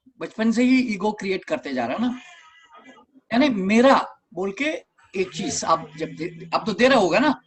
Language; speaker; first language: Hindi; non-native, local second language; Malayalam